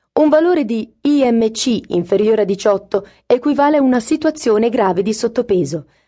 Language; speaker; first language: Italian; native; Italian